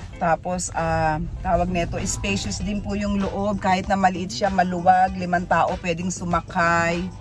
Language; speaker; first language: Filipino; native; Filipino